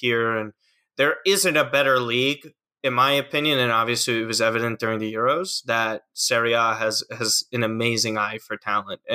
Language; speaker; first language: English; native; English